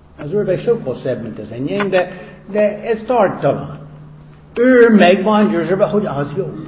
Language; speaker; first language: Hungarian; non-native, fluent; English